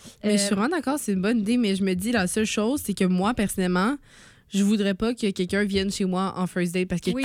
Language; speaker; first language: French; native; French